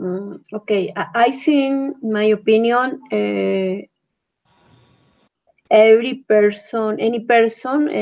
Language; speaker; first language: English; non-native, learner; Spanish